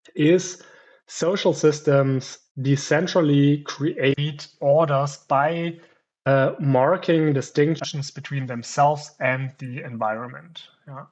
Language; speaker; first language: English; non-native, fluent; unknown